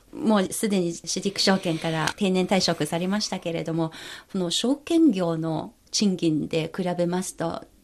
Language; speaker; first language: Japanese; non-native, fluent; Chinese